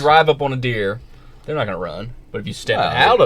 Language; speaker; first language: English; native; English